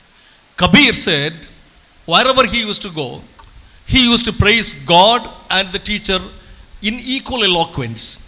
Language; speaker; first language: English; non-native, local second language; Tamil